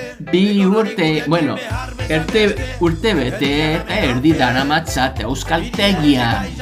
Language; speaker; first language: Basque; non-native, learner; English